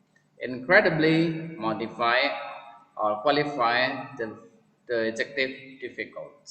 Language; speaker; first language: English; non-native, fluent; Indonesian